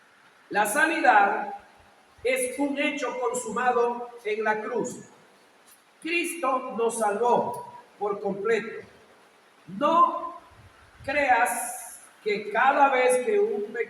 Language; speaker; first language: Spanish; native; Spanish